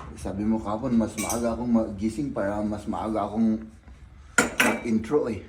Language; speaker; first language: Filipino; native; Filipino